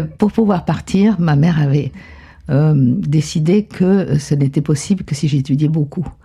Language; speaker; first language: French; non-native, fluent; Spanish